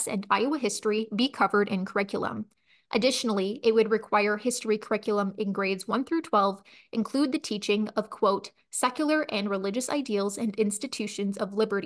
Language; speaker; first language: English; native; English